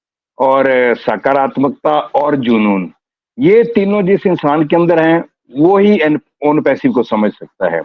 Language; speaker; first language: Hindi; native; Hindi